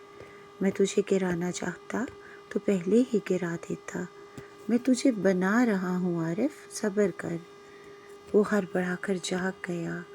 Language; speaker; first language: Urdu; native; Urdu